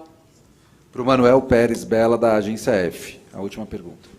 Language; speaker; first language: Portuguese; native; Portuguese